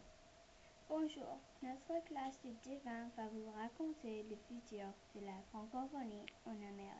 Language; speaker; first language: French; non-native, learner; English